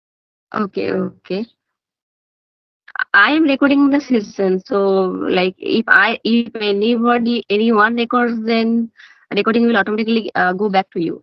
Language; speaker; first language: English; non-native, learner; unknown